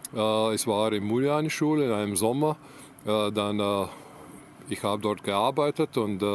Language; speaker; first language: German; non-native, learner; Latvian